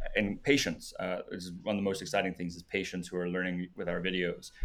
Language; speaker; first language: English; native; English